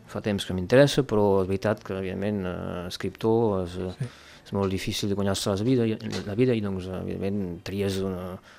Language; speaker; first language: Catalan; non-native, local second language; French